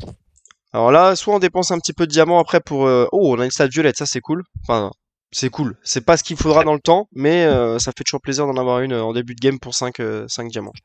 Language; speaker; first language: French; native; French